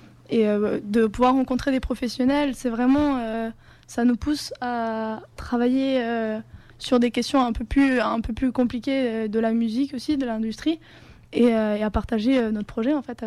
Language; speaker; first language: French; non-native, fluent; Spanish